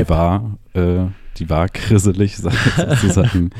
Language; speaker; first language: German; native; German